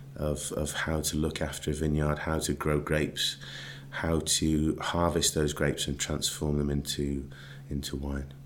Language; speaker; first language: English; native; English